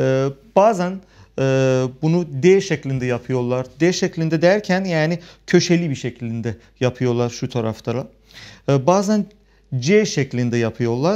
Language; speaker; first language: Turkish; non-native, fluent; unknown